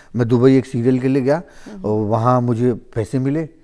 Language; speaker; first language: Hindi; native; Hindi